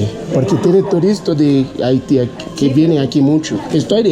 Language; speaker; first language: Spanish; non-native, learner; Haitian Creole